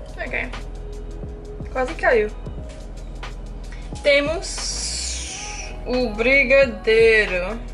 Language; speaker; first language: Portuguese; non-native, learner; English